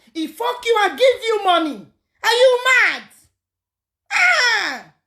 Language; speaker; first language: Nigerian Pidgin; native; Nigerian Pidgin